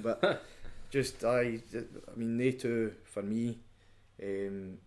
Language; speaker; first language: English; native; English